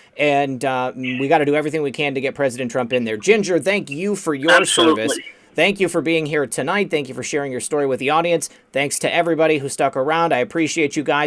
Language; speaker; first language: English; native; English